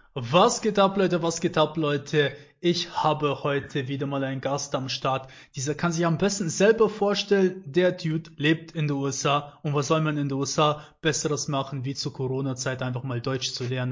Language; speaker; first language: German; native; German